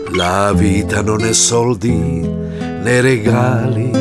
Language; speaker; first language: Swedish; non-native, fluent; Italian